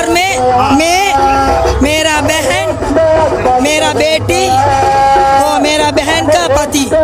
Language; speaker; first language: Hindi; non-native, learner; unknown